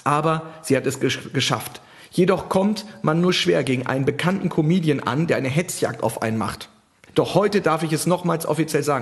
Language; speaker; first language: German; native; German